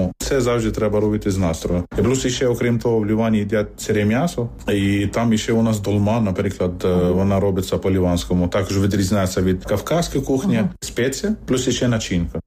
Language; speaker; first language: Ukrainian; non-native, fluent; Arabic